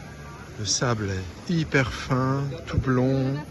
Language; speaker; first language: French; native; French